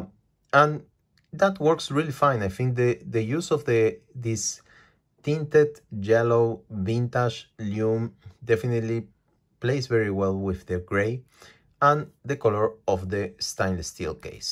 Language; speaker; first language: English; non-native, fluent; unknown